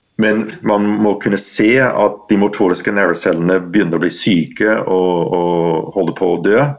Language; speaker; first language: Norwegian; non-native, fluent; English